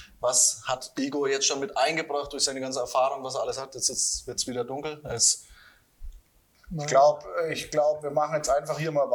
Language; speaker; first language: German; native; German